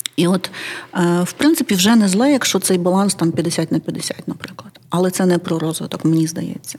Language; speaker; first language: Ukrainian; native; Ukrainian